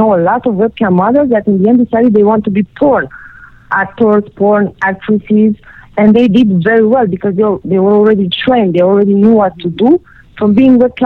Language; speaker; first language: English; non-native, fluent; Romanian